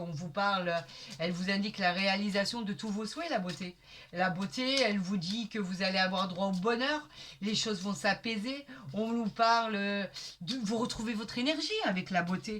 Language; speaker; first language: French; native; French